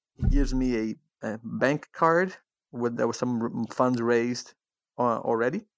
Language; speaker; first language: English; non-native, fluent; Portuguese